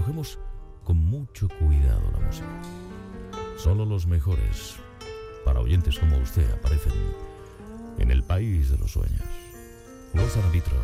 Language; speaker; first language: Spanish; native; Spanish